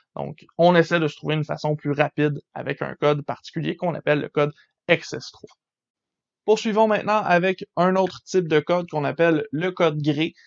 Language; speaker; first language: French; native; French